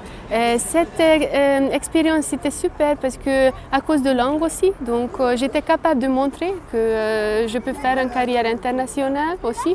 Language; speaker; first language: French; non-native, fluent; Hungarian